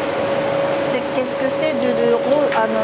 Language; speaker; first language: French; non-native, learner; Japanese